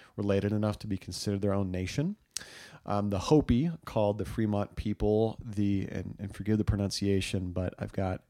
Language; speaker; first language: English; native; English